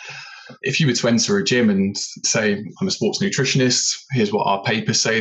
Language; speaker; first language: English; native; English